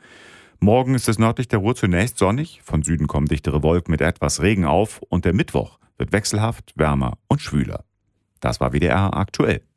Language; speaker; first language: German; native; German